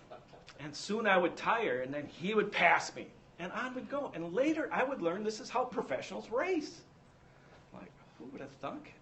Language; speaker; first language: English; native; English